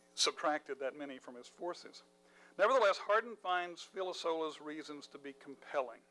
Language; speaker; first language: English; native; English